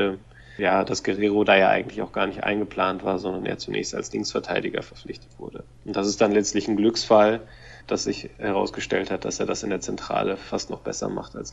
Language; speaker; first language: German; native; German